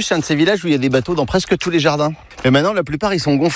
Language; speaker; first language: French; native; French